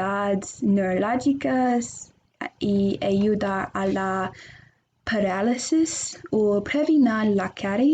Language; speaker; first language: Spanish; non-native, learner; English